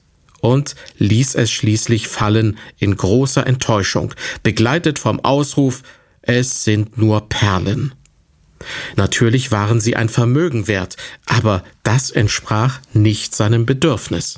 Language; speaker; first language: German; native; German